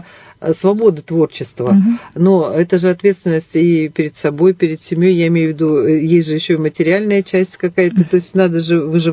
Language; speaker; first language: Russian; native; Russian